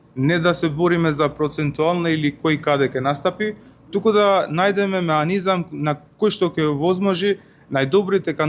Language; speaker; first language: Macedonian; non-native, local second language; Albanian